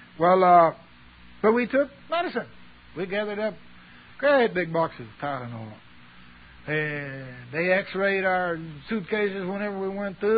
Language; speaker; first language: English; native; English